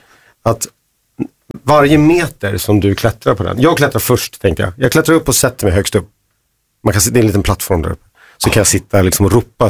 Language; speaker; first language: Swedish; native; Swedish